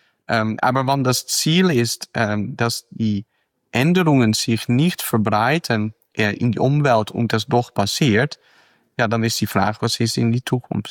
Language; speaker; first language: German; non-native, fluent; Dutch